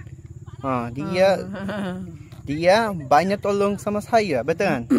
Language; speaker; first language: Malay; non-native, learner; Bangla